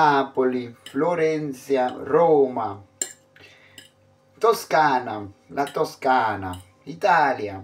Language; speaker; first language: Italian; non-native, learner; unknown